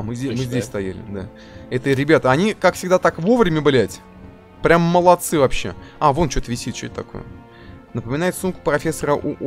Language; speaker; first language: Russian; native; Russian